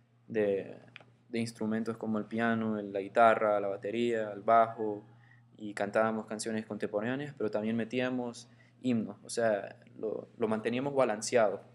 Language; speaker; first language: Spanish; early bilingual, heritage; Spanish